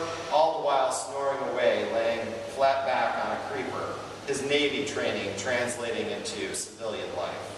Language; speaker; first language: English; native; English